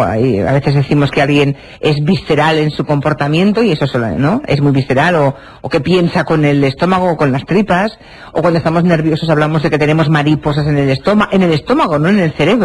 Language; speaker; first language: Spanish; native; Spanish